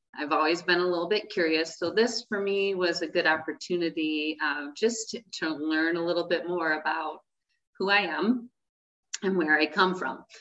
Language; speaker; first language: English; native; English